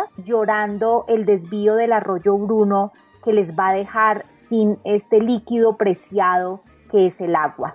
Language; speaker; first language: Spanish; native; Spanish